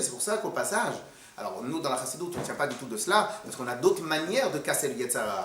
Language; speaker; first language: French; native; French